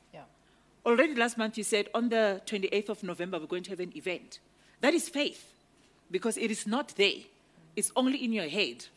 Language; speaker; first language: English; non-native, local second language; Northern Sotho